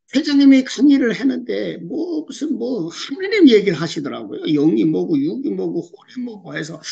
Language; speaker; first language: Korean; early bilingual, heritage; Korean